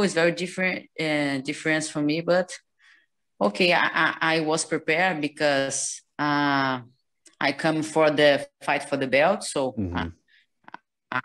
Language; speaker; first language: English; non-native, learner; Portuguese